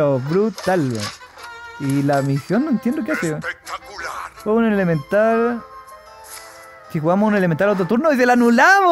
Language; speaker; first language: Spanish; native; Spanish